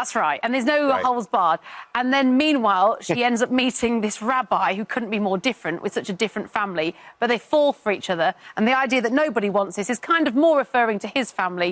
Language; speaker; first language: English; native; English